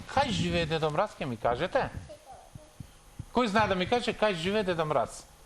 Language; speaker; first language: Macedonian; native; Macedonian